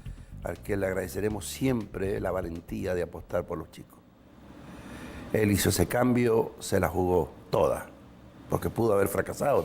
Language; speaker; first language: Spanish; native; Spanish